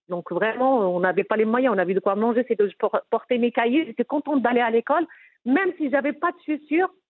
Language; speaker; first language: French; non-native, local second language; Arabic